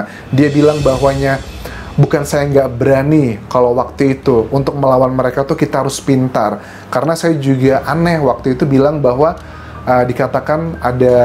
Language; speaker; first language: Indonesian; native; Indonesian